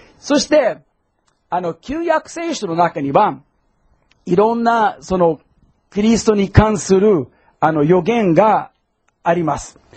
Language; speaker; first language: Japanese; non-native, fluent; English